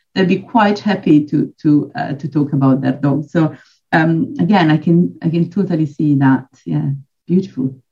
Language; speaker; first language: English; non-native, fluent; Italian